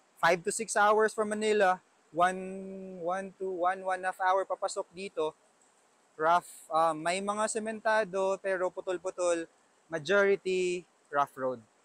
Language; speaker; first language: Filipino; native; Filipino